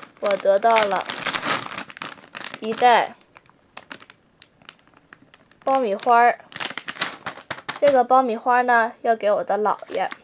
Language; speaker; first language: Chinese; early bilingual, heritage; English